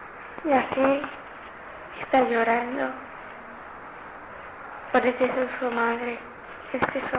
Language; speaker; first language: Spanish; non-native, learner; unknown